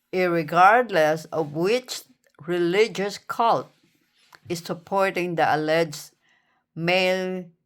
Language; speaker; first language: English; non-native, local second language; Filipino